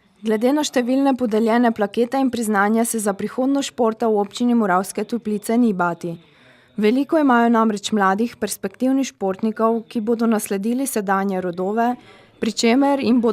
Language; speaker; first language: Slovenian; native; Slovenian